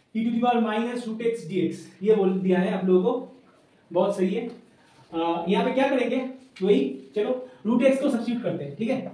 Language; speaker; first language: Hindi; non-native, local second language; Bangla